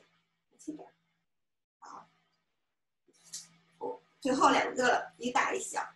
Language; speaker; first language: Chinese; native; Chinese